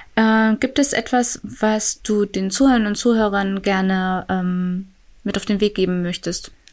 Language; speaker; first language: German; native; German